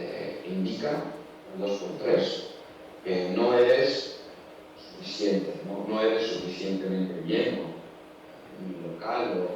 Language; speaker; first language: Spanish; non-native, learner; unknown